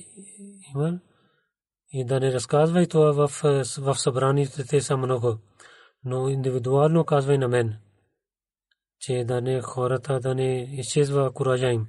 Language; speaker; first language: Bulgarian; non-native, learner; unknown